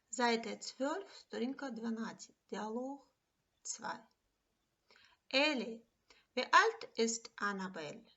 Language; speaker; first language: German; non-native, fluent; Ukrainian